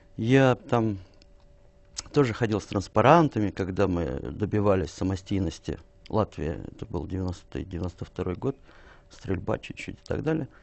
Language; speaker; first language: Russian; native; Russian